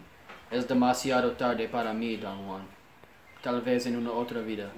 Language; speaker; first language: Spanish; non-native, learner; English